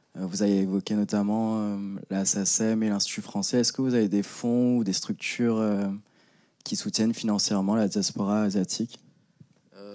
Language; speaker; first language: French; non-native, fluent; Japanese